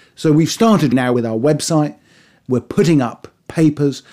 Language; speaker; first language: English; early bilingual, other home language; Persian